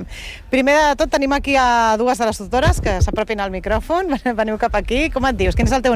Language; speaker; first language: Catalan; native; Catalan